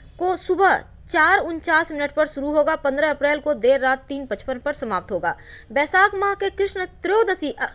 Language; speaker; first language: Hindi; native; Hindi